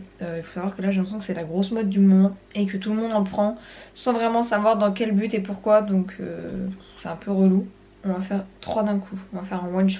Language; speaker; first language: French; native; French